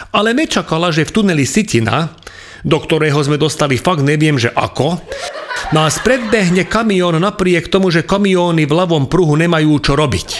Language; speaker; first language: Slovak; non-native, local second language; Hungarian